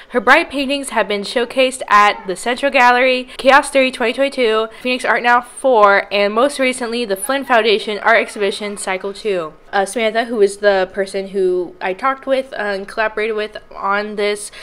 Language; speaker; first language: English; native; English